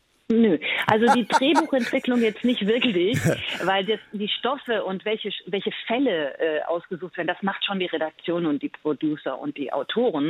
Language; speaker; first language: German; early bilingual, other home language; Persian